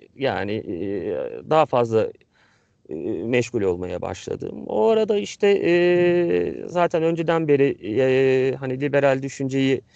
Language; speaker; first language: Turkish; native; Turkish